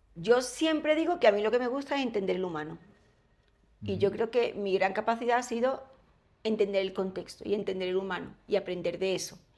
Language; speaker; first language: Spanish; native; Spanish